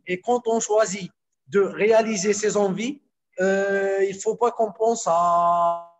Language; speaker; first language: French; non-native, learner; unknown